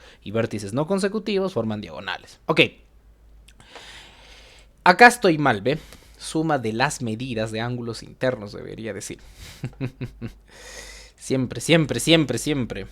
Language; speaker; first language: Spanish; native; Spanish